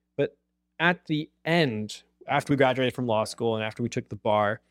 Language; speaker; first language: English; native; English